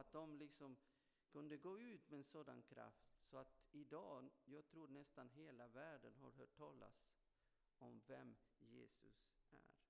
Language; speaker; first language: Swedish; non-native, fluent; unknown